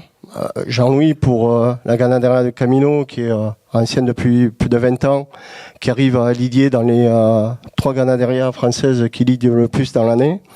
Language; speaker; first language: French; native; French